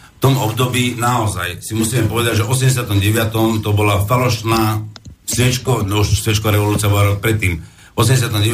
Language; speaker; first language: Slovak; non-native, fluent; Arabic